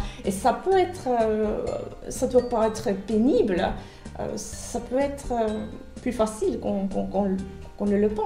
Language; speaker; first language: French; non-native, fluent; Finnish